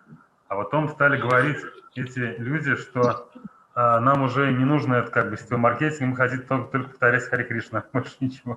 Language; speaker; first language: Russian; native; Russian